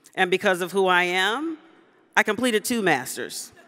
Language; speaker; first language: English; native; English